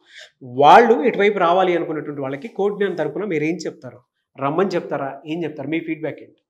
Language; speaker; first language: Telugu; native; Telugu